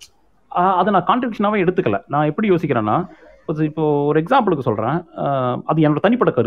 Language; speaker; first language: Tamil; native; Tamil